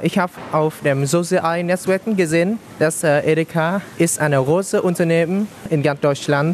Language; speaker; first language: German; non-native, learner; Vietnamese